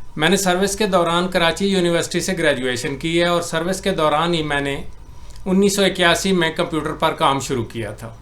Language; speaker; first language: Urdu; non-native, local second language; Punjabi